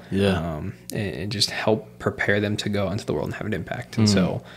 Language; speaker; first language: English; native; English